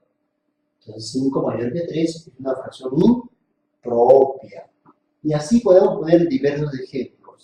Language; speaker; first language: Spanish; native; Spanish